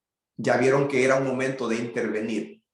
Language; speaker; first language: Spanish; native; Spanish